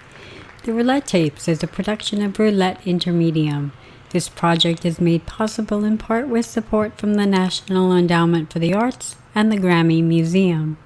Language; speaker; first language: English; native; English